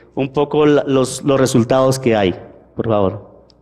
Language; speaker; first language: Spanish; native; Spanish